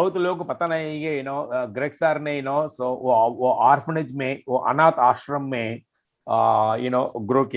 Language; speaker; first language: Hindi; non-native, fluent; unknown